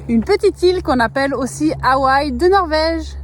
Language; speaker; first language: French; native; French